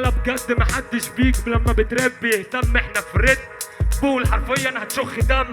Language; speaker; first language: Arabic; native; Arabic